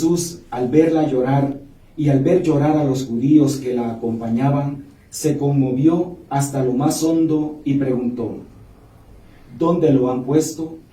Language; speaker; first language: Spanish; native; Spanish